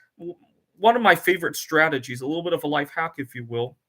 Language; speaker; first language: English; native; English